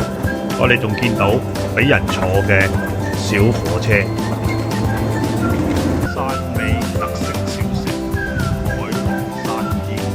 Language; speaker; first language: Chinese; native; Chinese